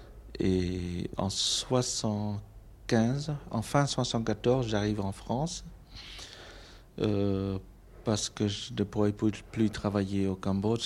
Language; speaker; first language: French; non-native, local second language; Khmer